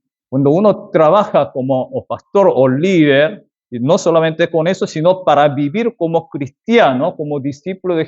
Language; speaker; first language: Spanish; non-native, fluent; Korean